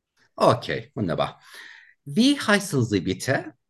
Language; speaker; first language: German; non-native, learner; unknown